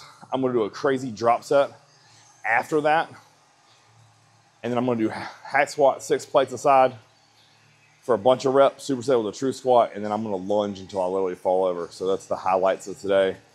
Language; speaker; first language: English; native; English